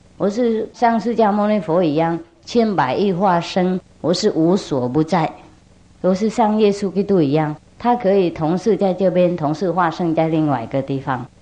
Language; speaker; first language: Chinese; non-native, fluent; Vietnamese